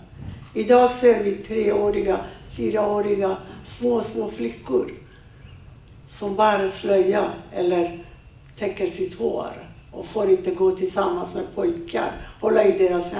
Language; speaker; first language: Swedish; non-native, fluent; Persian